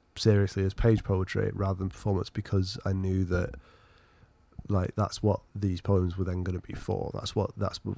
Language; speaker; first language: English; native; English